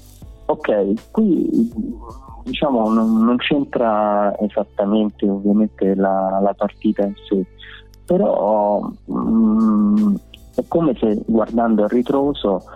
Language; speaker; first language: Italian; native; Italian